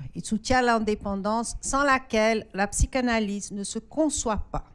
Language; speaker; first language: French; non-native, fluent; Portuguese